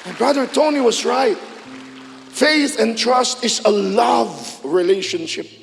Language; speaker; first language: English; non-native, local second language; Filipino